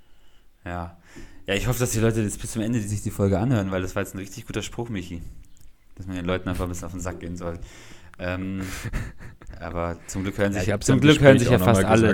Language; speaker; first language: German; native; German